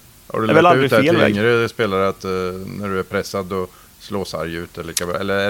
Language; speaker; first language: Swedish; native; Swedish